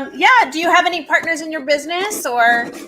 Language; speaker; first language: English; native; English